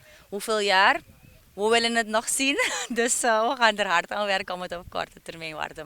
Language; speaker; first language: Dutch; native; Dutch